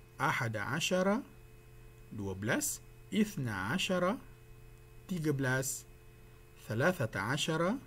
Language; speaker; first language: Arabic; non-native, fluent; Malay